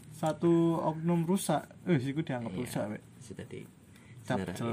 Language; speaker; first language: Indonesian; native; Indonesian